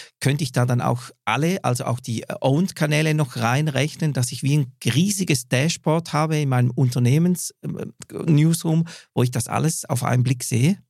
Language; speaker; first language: German; native; German